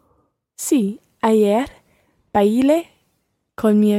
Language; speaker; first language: Spanish; non-native, learner; English